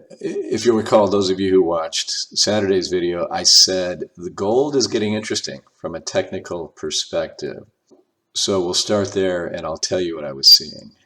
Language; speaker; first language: English; native; English